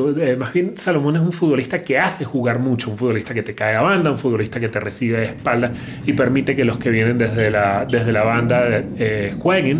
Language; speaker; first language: Spanish; native; Spanish